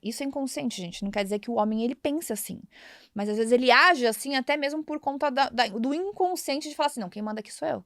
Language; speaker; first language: Portuguese; native; Portuguese